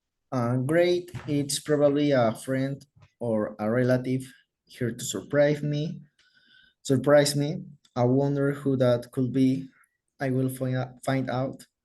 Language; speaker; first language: English; non-native, learner; Spanish